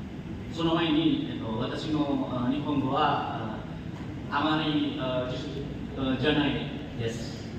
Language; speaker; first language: Japanese; non-native, learner; Indonesian